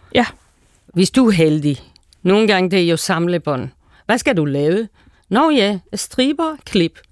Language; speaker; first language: Danish; non-native, fluent; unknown